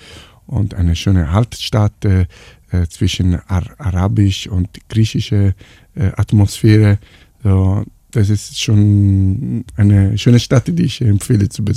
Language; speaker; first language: German; non-native, fluent; Italian